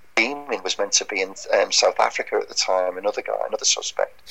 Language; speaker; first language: English; native; English